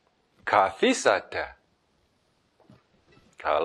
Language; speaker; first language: Greek; non-native, fluent; English